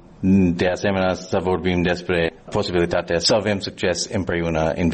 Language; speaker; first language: Romanian; non-native, fluent; English